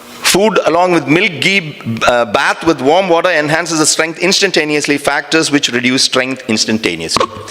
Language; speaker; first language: English; non-native, local second language; Malayalam